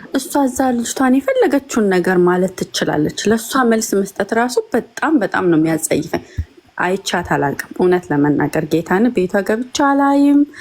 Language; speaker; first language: Amharic; non-native, local second language; Wolaytta